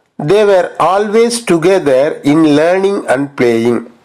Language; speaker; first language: English; non-native, local second language; Tamil